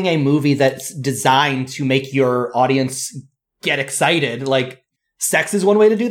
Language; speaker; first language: English; native; English